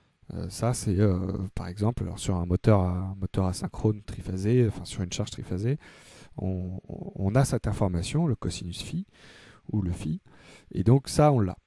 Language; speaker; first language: French; native; French